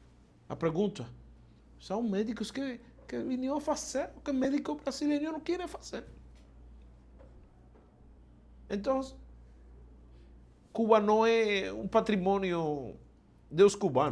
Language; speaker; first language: Portuguese; non-native, fluent; Spanish